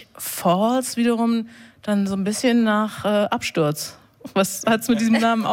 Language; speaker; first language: German; native; German